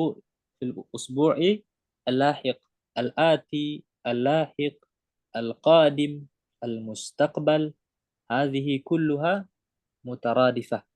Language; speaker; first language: Arabic; non-native, fluent; Indonesian